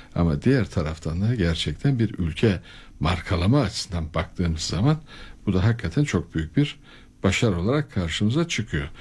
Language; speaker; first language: Turkish; native; Turkish